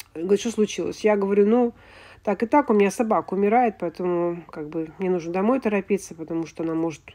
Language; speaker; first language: Russian; native; Russian